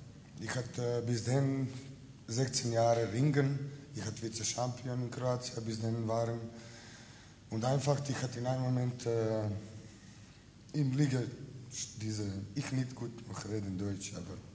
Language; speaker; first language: German; non-native, learner; Croatian